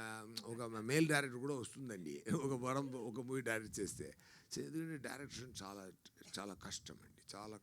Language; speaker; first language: Telugu; non-native, learner; Tamil